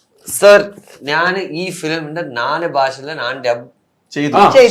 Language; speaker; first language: Malayalam; non-native, learner; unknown